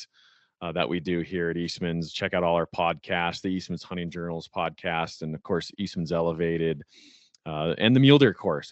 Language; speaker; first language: English; native; English